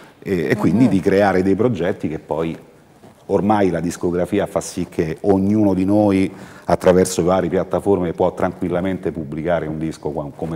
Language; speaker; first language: Italian; native; Italian